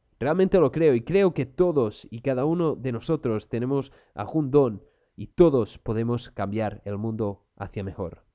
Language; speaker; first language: Spanish; non-native, local second language; Catalan